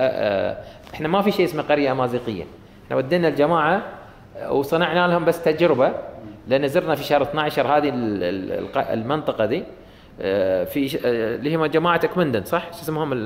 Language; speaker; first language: Arabic; native; Arabic